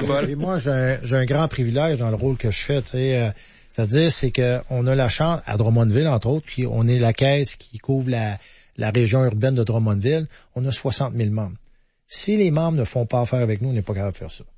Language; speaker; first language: French; native; French